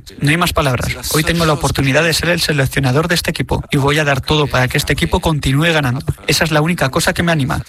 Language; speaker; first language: Spanish; non-native, fluent; French